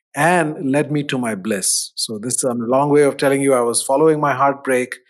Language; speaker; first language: English; non-native, local second language; Hindi